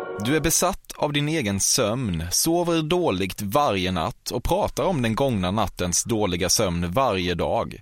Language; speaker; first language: Swedish; native; Swedish